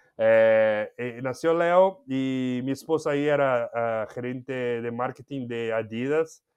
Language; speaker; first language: Spanish; non-native, fluent; Portuguese